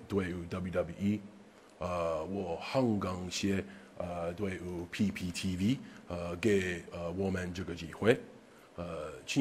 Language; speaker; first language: Chinese; non-native, learner; English